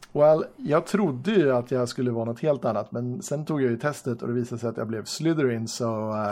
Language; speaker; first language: Swedish; native; Swedish